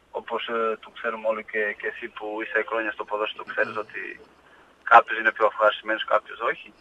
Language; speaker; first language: Greek; non-native, fluent; Portuguese